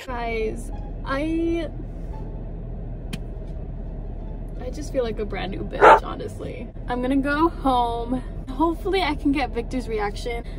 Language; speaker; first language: English; early bilingual, other home language; Spanish